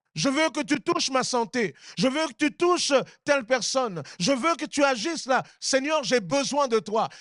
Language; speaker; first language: French; native; French